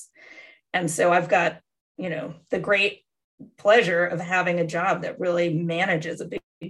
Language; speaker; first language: English; native; English